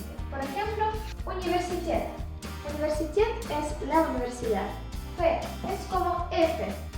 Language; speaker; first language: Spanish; non-native, fluent; Russian